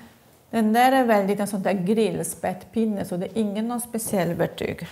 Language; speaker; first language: Swedish; non-native, fluent; Italian